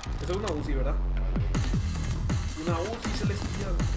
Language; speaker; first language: Spanish; native; Spanish